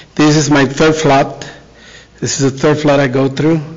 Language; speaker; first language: English; native; English